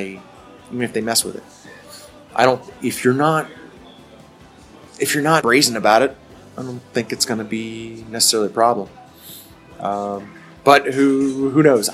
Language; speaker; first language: English; native; English